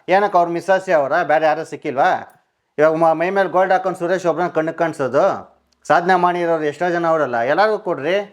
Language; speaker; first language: Kannada; native; Kannada